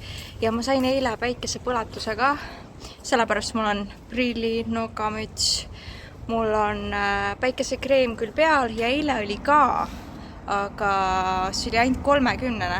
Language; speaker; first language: Estonian; native; Estonian